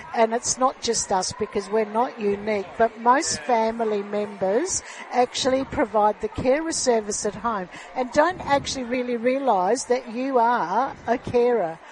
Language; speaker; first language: English; early bilingual, other home language; Italian